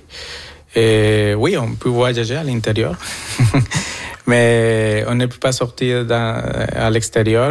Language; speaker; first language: French; non-native, fluent; Spanish